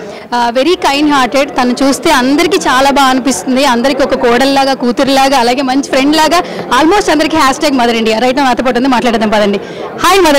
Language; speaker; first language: Telugu; native; Telugu